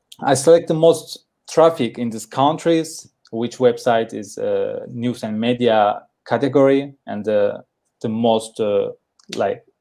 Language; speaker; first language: English; non-native, learner; Turkish